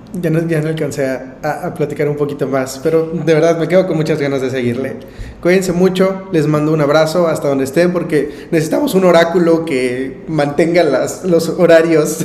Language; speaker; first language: Spanish; native; Spanish